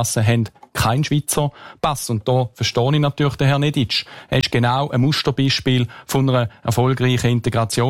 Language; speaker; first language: German; native; German